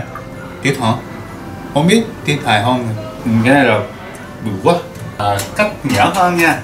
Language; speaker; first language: Vietnamese; non-native, learner; Japanese